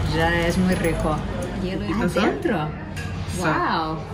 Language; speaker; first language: English; non-native, fluent; Portuguese